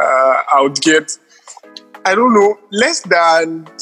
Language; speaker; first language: English; non-native, local second language; Yoruba